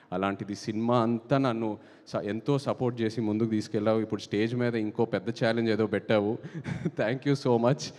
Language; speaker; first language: Telugu; native; Telugu